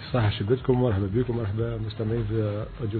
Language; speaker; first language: Arabic; native; Arabic